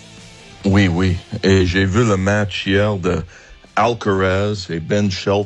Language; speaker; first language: French; non-native, fluent; English